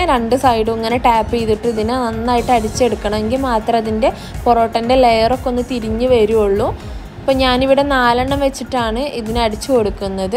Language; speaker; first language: Malayalam; native; Malayalam